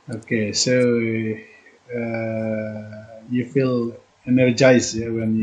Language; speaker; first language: English; non-native, fluent; Indonesian